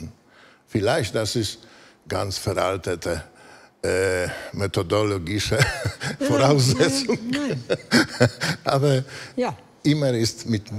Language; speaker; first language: German; non-native, fluent; Polish